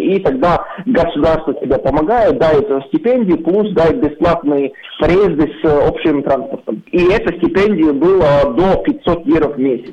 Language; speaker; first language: Russian; non-native, local second language; Latvian